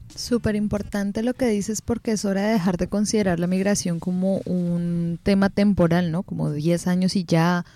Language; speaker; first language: Spanish; native; Spanish